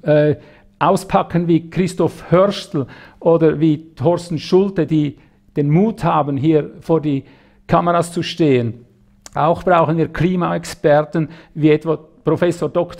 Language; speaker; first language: German; native; German